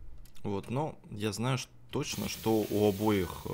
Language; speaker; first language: Russian; native; Russian